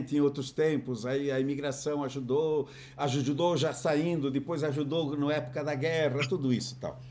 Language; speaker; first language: Portuguese; native; Portuguese